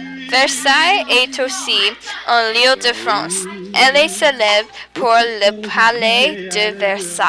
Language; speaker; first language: French; non-native, learner; English